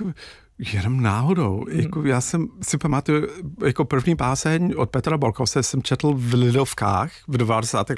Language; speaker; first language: Czech; non-native, fluent; English